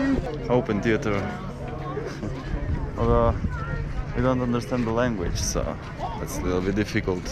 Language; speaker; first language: English; non-native, fluent; Macedonian